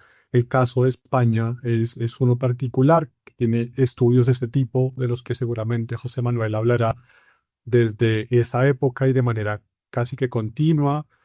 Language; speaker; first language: Spanish; native; Spanish